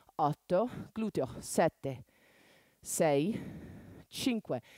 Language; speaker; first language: Italian; non-native, fluent; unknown